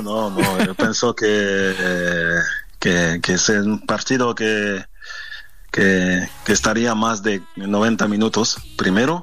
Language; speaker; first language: Spanish; non-native, learner; French